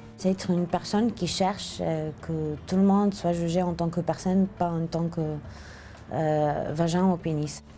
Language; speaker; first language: French; non-native, fluent; Arabic